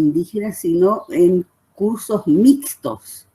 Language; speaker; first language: Spanish; native; Spanish